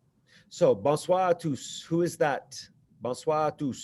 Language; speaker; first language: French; non-native, learner; English